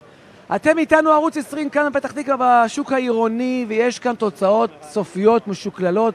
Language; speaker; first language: Hebrew; native; Hebrew